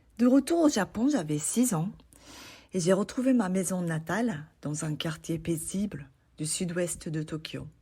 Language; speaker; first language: French; non-native, fluent; Japanese